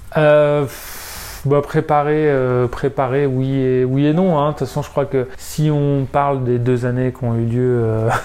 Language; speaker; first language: French; native; French